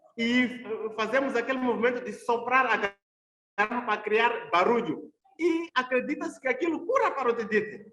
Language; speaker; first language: Portuguese; non-native, local second language; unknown